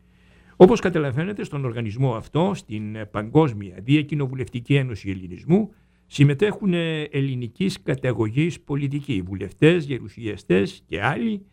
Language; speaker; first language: Greek; native; Greek